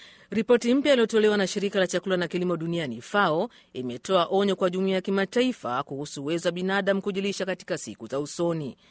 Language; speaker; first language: Swahili; non-native, local second language; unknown